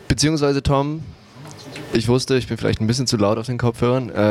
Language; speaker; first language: German; native; German